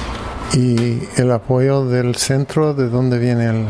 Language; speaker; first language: Spanish; non-native, fluent; English